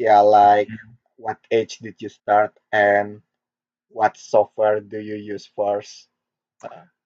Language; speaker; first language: English; non-native, learner; Korean